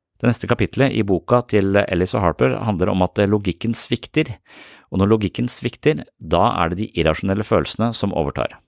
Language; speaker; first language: Norwegian; native; Norwegian